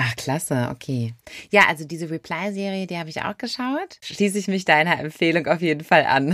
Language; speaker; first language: German; native; German